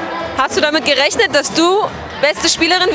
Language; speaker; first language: German; native; German